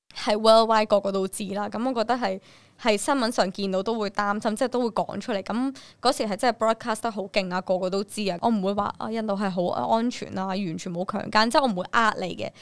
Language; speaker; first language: Cantonese; early bilingual, other home language; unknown